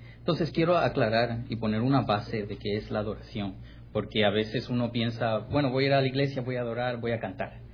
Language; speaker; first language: Spanish; non-native, fluent; English